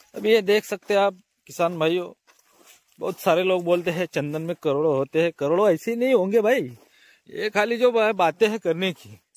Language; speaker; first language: Hindi; non-native, local second language; Marathi